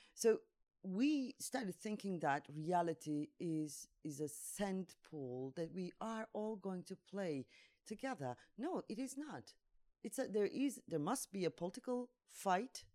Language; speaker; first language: English; non-native, fluent; Turkish